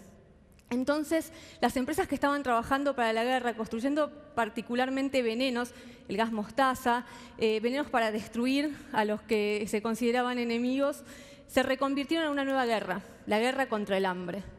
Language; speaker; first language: Spanish; native; Spanish